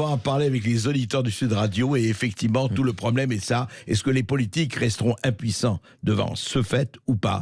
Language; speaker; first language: French; native; French